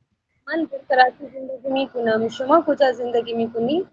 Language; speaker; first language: Persian; non-native, learner; Urdu